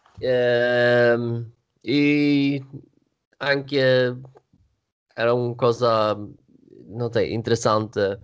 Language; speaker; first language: Italian; non-native, learner; Swedish